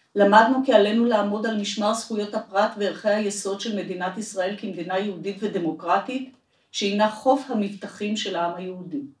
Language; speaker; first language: Hebrew; native; Hebrew